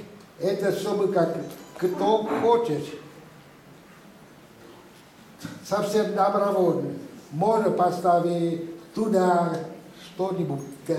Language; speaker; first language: Russian; non-native, fluent; Vietnamese